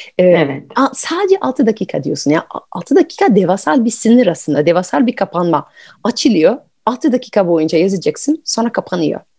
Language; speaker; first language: Turkish; non-native, fluent; French